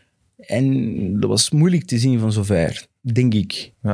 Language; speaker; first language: Dutch; non-native, fluent; Portuguese